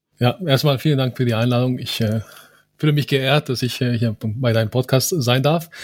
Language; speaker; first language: German; non-native, fluent; Spanish